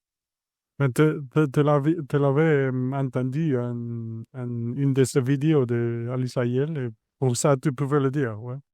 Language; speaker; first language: French; non-native, fluent; Spanish